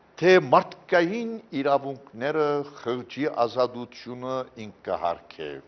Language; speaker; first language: Armenian; early bilingual, heritage; Armenian